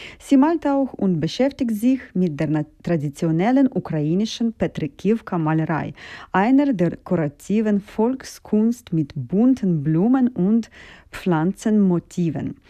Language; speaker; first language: German; non-native, fluent; Ukrainian